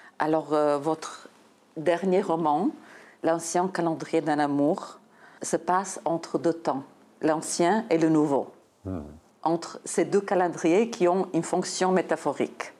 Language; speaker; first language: French; non-native, fluent; Serbian